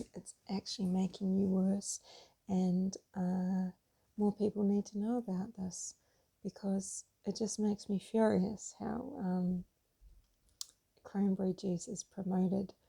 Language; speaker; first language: English; native; English